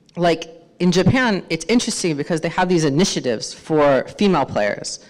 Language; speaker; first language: English; native; English